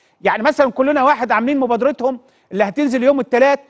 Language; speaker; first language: Arabic; native; Arabic